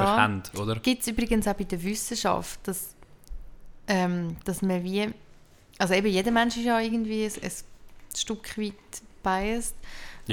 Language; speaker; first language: German; native; German